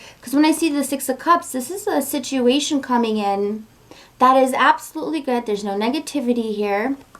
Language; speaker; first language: English; native; English